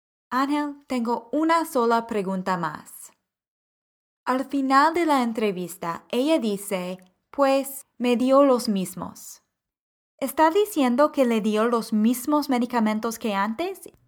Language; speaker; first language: Spanish; non-native, fluent; English